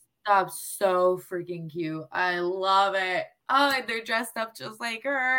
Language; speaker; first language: English; non-native, local second language; Spanish